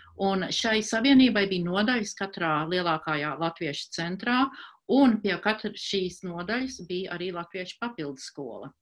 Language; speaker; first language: Latvian; early bilingual, heritage; Latvian